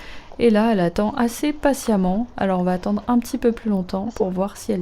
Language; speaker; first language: French; native; French